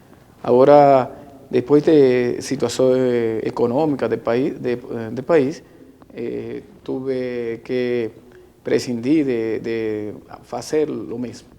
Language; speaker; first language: Portuguese; non-native, learner; Spanish